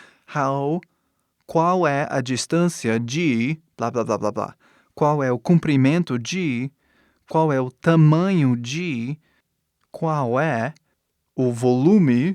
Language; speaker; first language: Portuguese; non-native, fluent; English